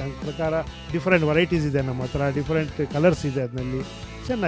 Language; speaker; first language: Kannada; non-native, local second language; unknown